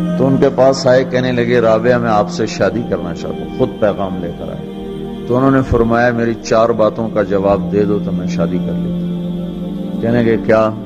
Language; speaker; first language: Urdu; non-native, local second language; Punjabi